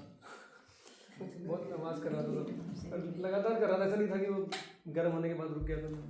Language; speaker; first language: Hindi; native; Hindi